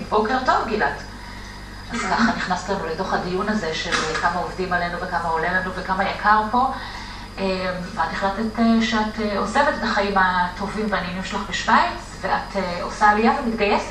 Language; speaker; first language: Hebrew; native; Hebrew